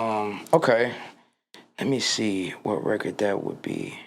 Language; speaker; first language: English; native; English